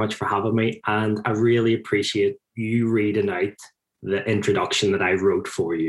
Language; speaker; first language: English; native; English